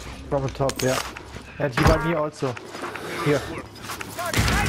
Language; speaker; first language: English; non-native, learner; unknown